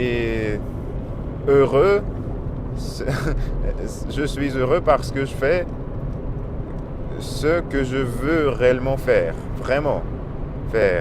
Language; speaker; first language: French; non-native, learner; Russian